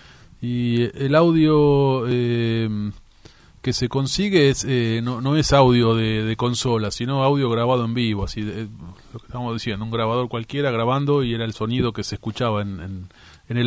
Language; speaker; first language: Spanish; native; Spanish